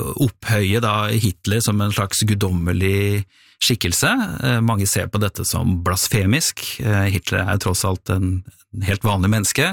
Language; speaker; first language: Norwegian; native; Norwegian